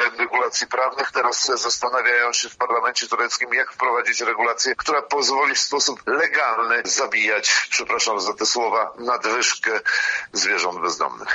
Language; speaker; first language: Polish; native; Polish